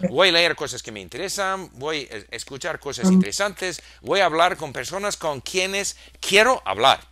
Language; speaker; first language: Spanish; non-native, fluent; English